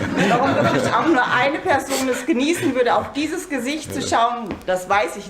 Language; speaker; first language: German; native; German